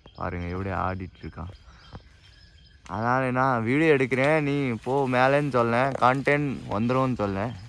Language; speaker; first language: Tamil; non-native, learner; Nepali